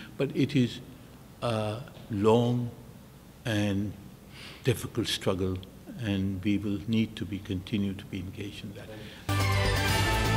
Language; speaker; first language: English; non-native, local second language; Urdu